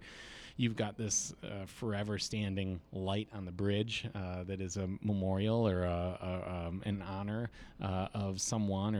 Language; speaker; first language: English; native; English